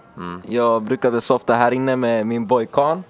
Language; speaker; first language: Swedish; early bilingual, other home language; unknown